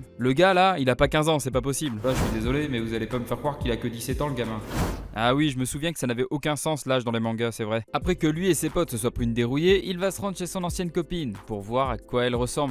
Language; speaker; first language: French; native; French